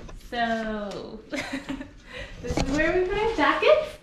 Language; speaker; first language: English; native; English